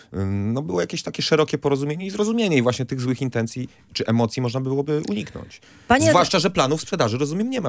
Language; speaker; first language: Polish; native; Polish